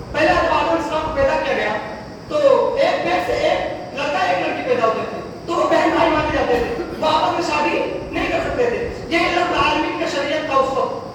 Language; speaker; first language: Urdu; native; Urdu